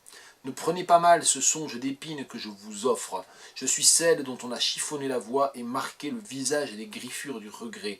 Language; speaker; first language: French; native; French